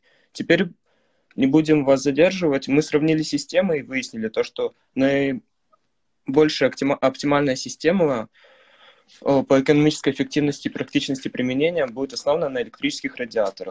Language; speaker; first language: Russian; native; Russian